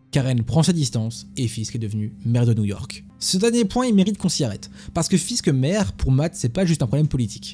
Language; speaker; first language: French; native; French